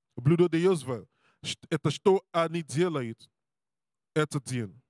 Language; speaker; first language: Russian; non-native, learner; English